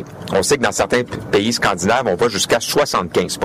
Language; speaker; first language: French; native; French